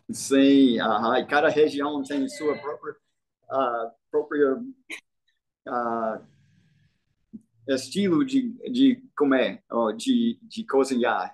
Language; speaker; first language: Portuguese; non-native, fluent; English